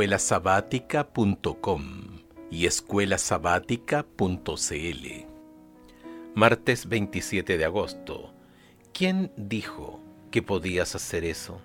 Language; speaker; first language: Spanish; native; Spanish